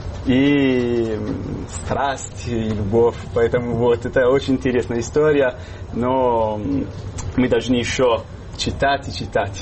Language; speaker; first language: Russian; non-native, fluent; Italian